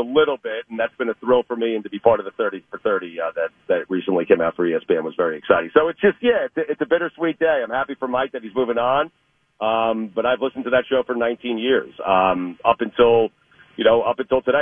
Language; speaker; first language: English; native; English